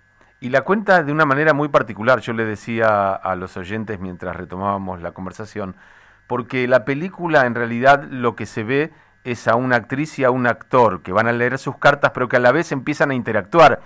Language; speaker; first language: Spanish; native; Spanish